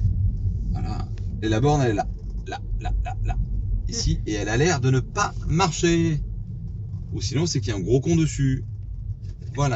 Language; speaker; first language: French; native; French